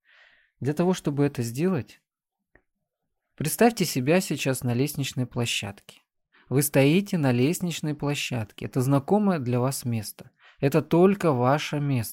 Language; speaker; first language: Russian; native; Russian